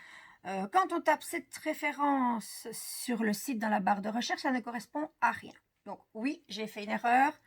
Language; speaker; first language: French; native; French